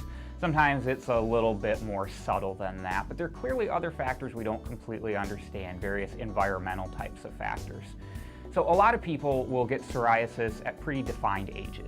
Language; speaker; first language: English; native; English